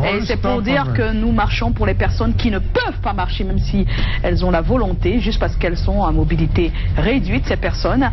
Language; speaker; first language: French; native; French